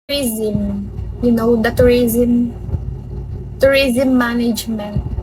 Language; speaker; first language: English; non-native, learner; Filipino